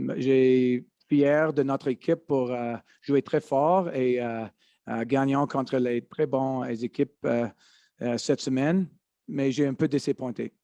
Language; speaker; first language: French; non-native, learner; English